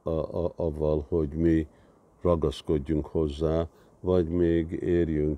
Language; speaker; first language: Hungarian; early bilingual, heritage; Hungarian